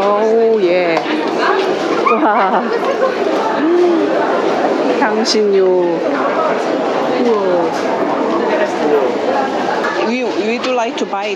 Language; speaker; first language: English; non-native, learner; Korean